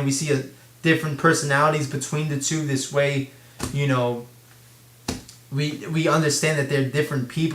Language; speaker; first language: English; native; English